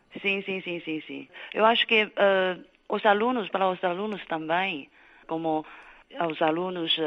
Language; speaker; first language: Portuguese; non-native, fluent; Chinese